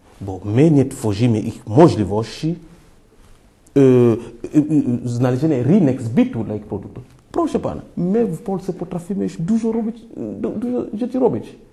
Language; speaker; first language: Polish; non-native, fluent; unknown